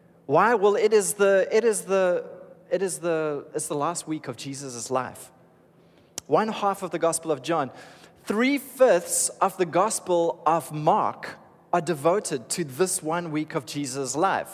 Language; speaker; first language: English; native; English